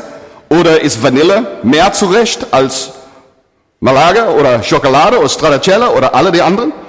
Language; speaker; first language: German; non-native, fluent; English